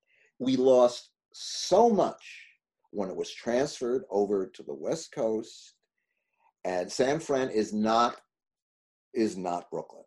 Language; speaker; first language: English; native; English